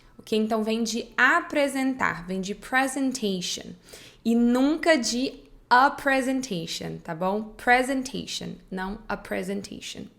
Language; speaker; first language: Portuguese; native; Portuguese